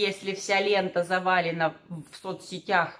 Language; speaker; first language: Russian; native; Russian